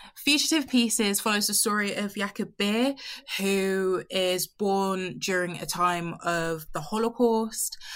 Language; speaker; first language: English; early bilingual, other home language; Yoruba